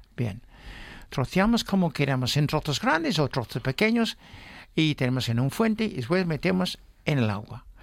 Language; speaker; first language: Spanish; non-native, fluent; English